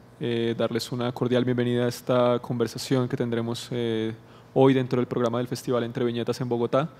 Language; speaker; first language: Spanish; native; Spanish